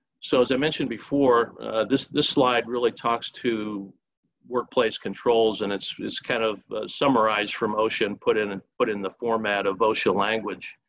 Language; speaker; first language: English; native; English